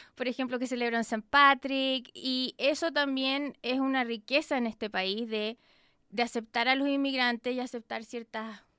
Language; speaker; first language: Spanish; native; Spanish